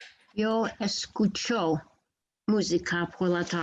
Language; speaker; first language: Spanish; non-native, learner; English